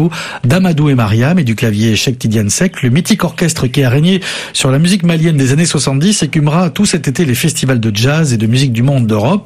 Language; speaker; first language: French; native; French